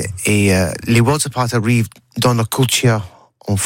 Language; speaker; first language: French; non-native, learner; English